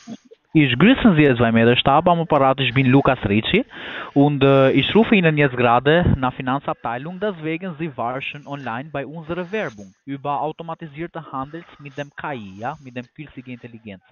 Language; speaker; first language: German; non-native, learner; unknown